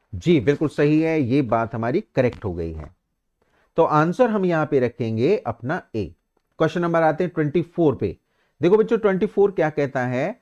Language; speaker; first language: Hindi; native; Hindi